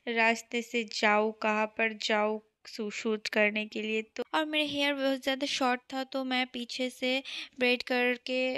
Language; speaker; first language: Hindi; non-native, local second language; Bangla